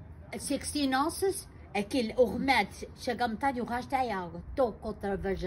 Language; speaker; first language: Portuguese; native; Portuguese